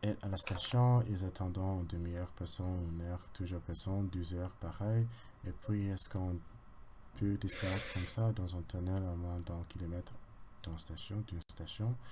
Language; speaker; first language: French; non-native, learner; English